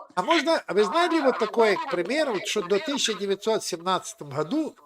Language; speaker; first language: Russian; non-native, local second language; Ukrainian